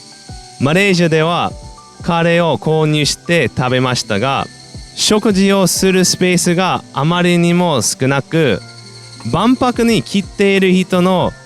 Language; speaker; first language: Japanese; non-native, fluent; English